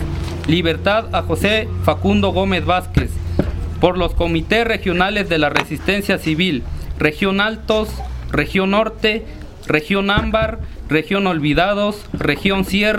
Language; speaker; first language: Spanish; native; Spanish